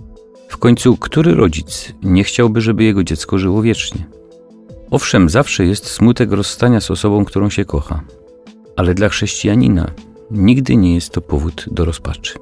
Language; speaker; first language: Polish; native; Polish